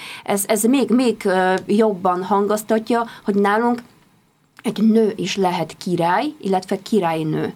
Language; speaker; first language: Hungarian; non-native, fluent; Polish